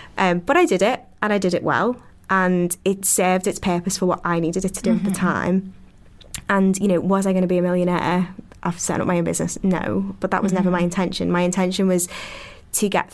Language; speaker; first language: English; native; English